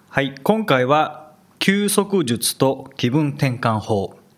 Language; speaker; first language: Japanese; native; Japanese